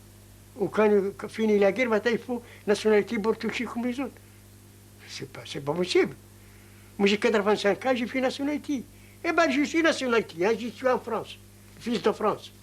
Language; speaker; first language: French; non-native, learner; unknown